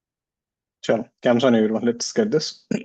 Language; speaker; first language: English; non-native, local second language; Hindi